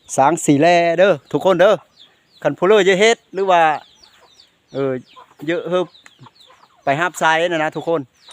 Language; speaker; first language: Thai; native; Thai